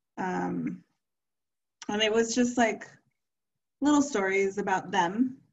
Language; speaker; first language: English; early bilingual, other home language; Spanish